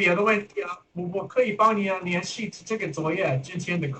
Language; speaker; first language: Chinese; non-native, learner; English